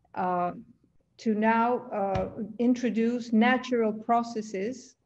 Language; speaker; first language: English; non-native, fluent; Spanish